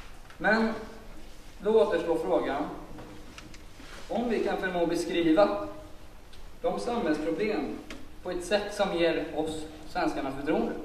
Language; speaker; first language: Swedish; native; Swedish